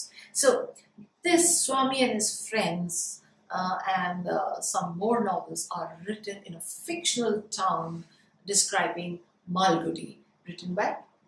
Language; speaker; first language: English; non-native, local second language; Hindi